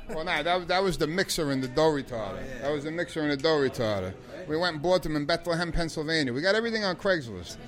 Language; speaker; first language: English; native; English